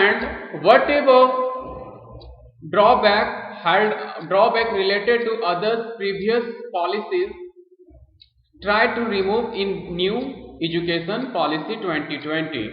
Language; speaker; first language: English; non-native, local second language; Hindi